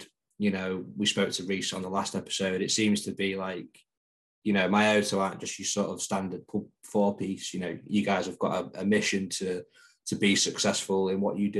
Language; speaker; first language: English; native; English